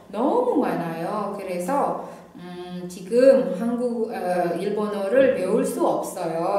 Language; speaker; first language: Korean; non-native, fluent; Indonesian